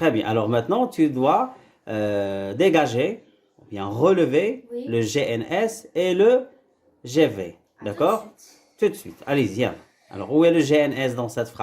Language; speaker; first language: French; non-native, local second language; Arabic